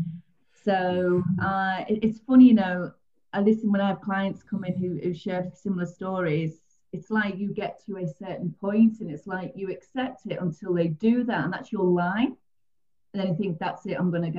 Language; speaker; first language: English; native; English